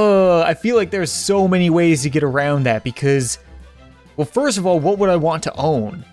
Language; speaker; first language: English; native; English